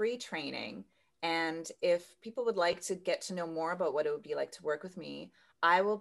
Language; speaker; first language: English; native; English